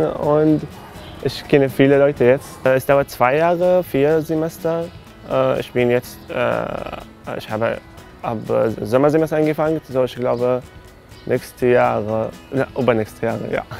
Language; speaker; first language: German; non-native, learner; Arabic